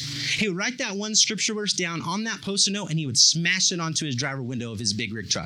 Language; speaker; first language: English; native; English